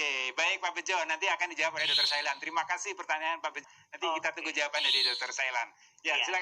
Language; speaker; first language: Indonesian; native; Indonesian